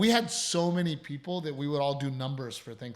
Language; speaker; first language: English; native; English